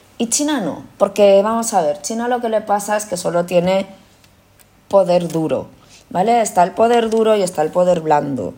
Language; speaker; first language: Spanish; early bilingual, other home language; Korean